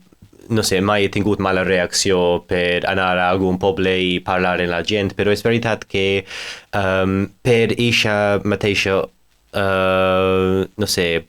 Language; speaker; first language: Catalan; non-native, fluent; English